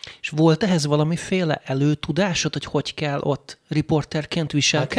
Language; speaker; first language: Hungarian; native; Hungarian